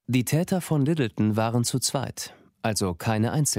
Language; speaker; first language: German; native; German